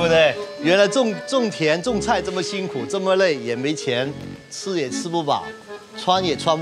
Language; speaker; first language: Chinese; native; Chinese